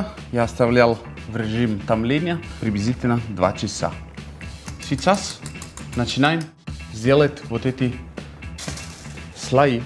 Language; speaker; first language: Russian; non-native, fluent; Italian